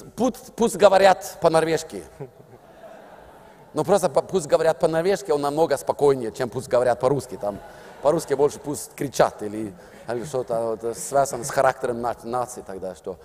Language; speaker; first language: Russian; non-native, learner; Norwegian